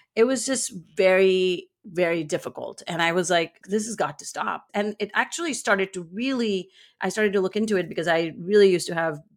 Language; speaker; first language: English; non-native, local second language; Gujarati